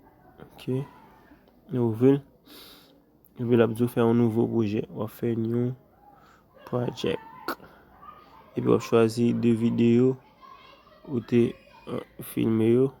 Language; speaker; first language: French; non-native, learner; Haitian Creole